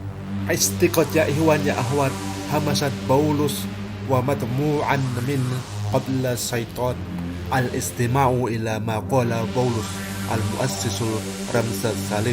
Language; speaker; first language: Arabic; non-native, learner; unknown